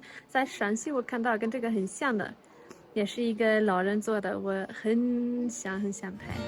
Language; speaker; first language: Chinese; non-native, fluent; Swedish